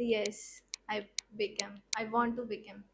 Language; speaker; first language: English; non-native, learner; Hindi